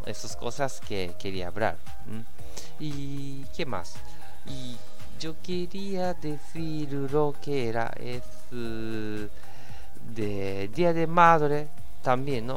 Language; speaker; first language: Spanish; non-native, learner; Japanese